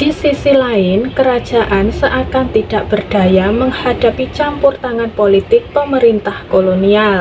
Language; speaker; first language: Indonesian; native; Indonesian